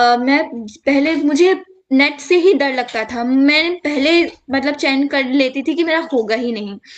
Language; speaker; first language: Hindi; non-native, local second language; Assamese